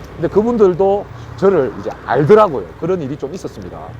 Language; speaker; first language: Korean; native; Korean